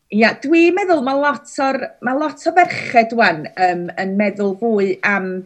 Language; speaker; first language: Welsh; native; Welsh